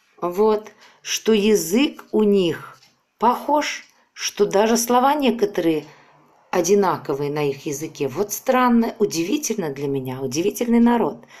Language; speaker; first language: Russian; native; Russian